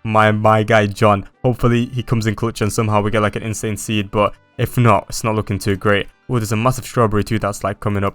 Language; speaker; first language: English; native; English